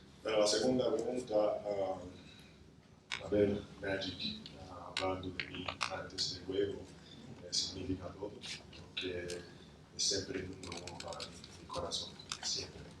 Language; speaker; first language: Spanish; non-native, fluent; English